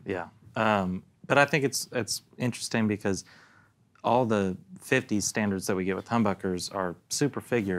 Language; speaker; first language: English; native; English